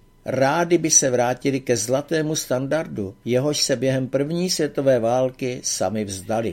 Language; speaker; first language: Czech; native; Czech